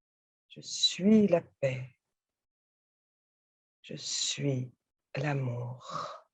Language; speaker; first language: French; native; French